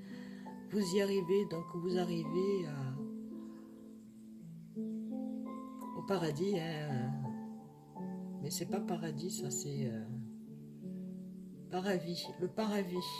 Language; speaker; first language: French; native; French